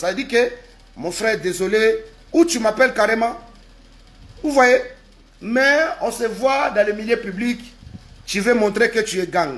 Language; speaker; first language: French; non-native, local second language; Lingala